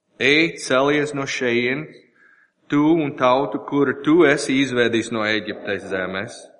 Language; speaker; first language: Latvian; non-native, learner; English